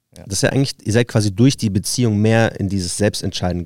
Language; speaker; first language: German; native; German